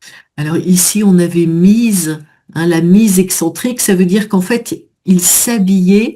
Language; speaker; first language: French; native; French